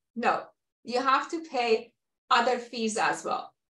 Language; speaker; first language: English; non-native, fluent; Persian